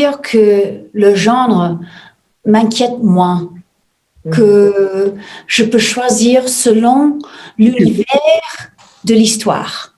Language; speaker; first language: French; non-native, fluent; English